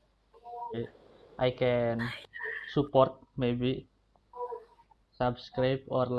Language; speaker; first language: English; non-native, learner; Indonesian